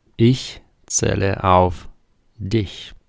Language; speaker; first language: German; non-native, fluent; Ukrainian